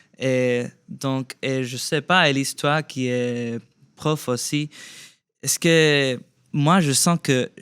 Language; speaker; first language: French; non-native, fluent; Spanish